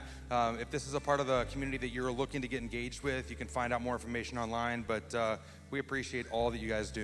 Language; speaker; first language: English; native; English